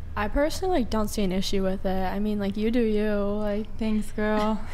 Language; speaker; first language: English; native; English